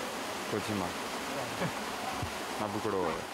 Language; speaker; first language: Korean; non-native, learner; French